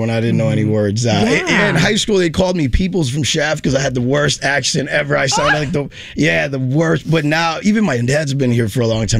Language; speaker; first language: English; early bilingual, other home language; Spanish